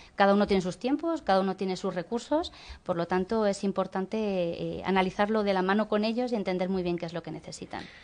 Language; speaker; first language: Spanish; native; Spanish